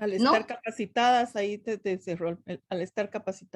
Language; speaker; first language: Spanish; native; Spanish